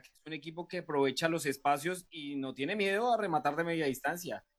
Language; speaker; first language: Spanish; native; Spanish